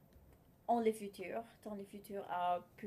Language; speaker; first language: French; non-native, learner; Spanish